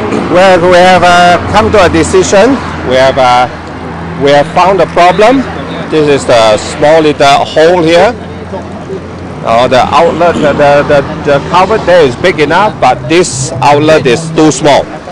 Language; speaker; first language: English; non-native, local second language; Chinese